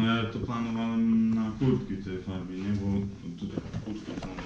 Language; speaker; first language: Polish; early bilingual, heritage; Polish